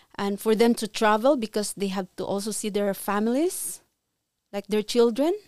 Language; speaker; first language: English; non-native, local second language; Cebuano